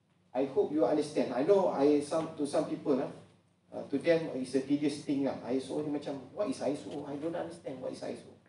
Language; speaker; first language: English; non-native, local second language; Malay